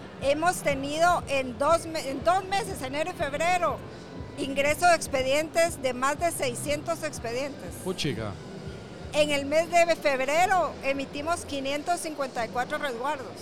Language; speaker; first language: Spanish; native; Spanish